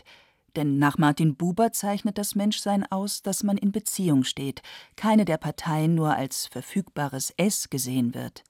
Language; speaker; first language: German; native; German